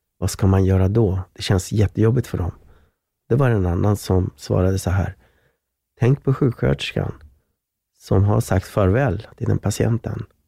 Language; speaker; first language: Swedish; non-native, fluent; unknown